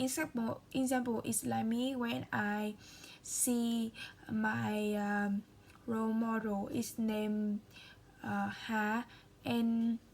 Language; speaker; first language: English; non-native, learner; Vietnamese